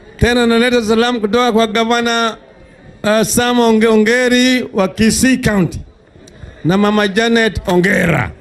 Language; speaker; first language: Swahili; non-native, local second language; Luo (Kenya and Tanzania)